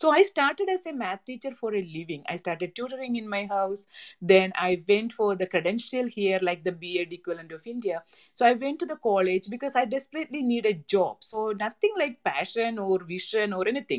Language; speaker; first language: English; non-native, local second language; Malayalam